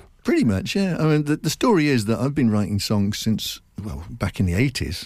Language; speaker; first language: English; native; English